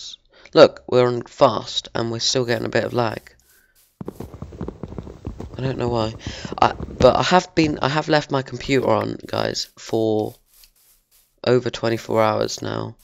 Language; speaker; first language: English; native; English